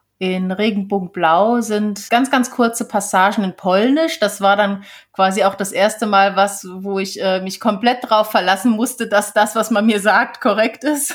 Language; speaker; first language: German; native; German